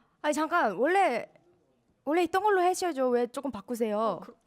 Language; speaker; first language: Korean; native; Korean